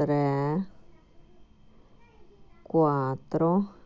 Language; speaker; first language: Italian; non-native, fluent; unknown